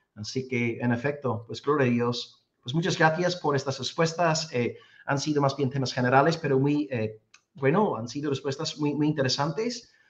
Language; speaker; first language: Spanish; non-native, fluent; English